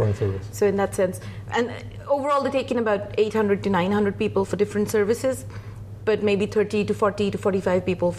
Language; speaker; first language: English; non-native, local second language; Hindi